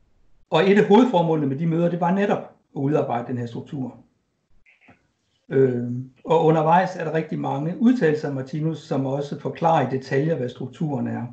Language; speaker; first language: Danish; native; Danish